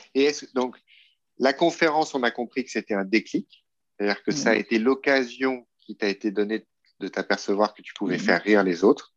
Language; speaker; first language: French; native; French